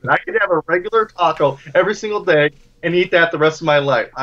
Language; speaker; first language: English; native; English